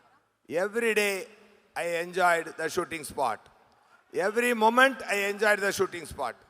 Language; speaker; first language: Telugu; non-native, learner; Tamil